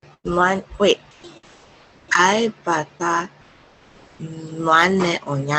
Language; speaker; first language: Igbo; early bilingual, heritage; Igbo